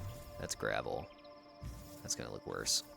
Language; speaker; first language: English; native; English